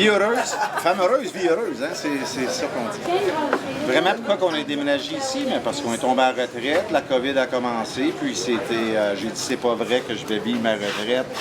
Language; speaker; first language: French; native; French